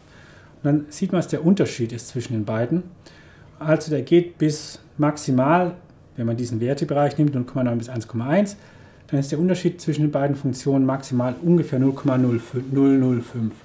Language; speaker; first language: German; native; German